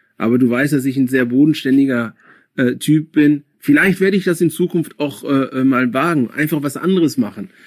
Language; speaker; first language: German; early bilingual, other home language; Akan